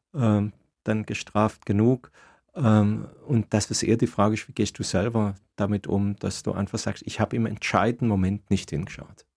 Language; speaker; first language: German; native; German